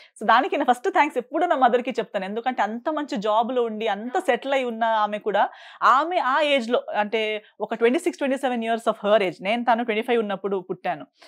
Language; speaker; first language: Telugu; non-native, fluent; Konkani